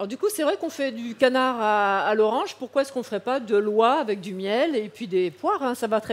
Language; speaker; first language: French; native; French